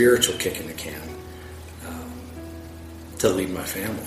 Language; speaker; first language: English; native; English